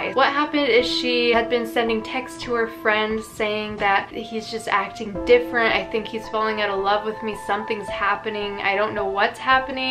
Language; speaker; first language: English; native; English